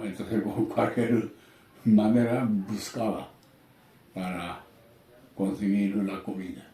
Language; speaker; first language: Spanish; non-native, learner; Japanese